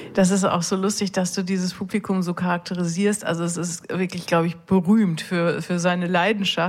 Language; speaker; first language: German; native; German